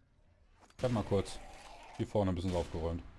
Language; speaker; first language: German; native; German